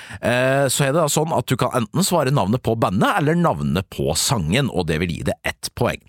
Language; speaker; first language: Norwegian; native; Norwegian